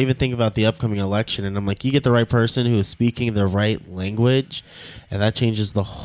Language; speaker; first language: English; native; English